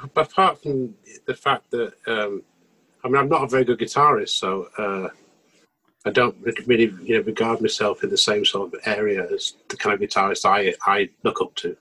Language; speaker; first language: English; native; English